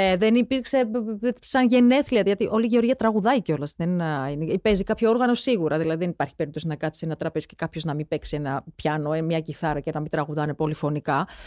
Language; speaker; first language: Greek; non-native, fluent; Georgian